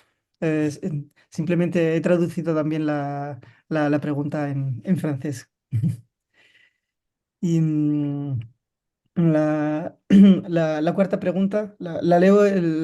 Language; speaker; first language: Spanish; non-native, fluent; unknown